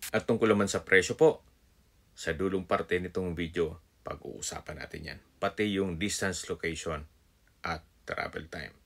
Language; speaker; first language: Filipino; non-native, local second language; Bikol